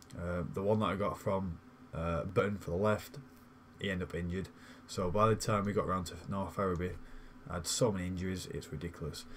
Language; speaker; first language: English; native; English